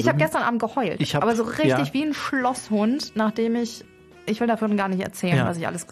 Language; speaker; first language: German; native; German